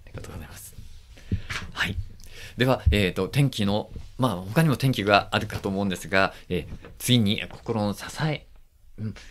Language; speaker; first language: Japanese; native; Japanese